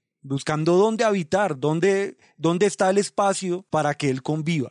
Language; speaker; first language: Spanish; native; Spanish